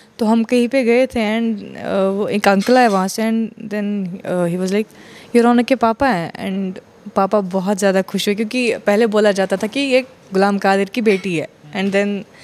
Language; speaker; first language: Hindi; non-native, local second language; Kashmiri